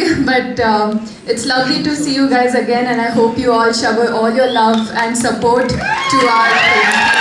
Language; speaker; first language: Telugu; non-native, learner; Kannada